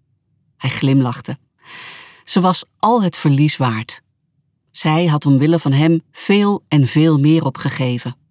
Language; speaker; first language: Dutch; native; Dutch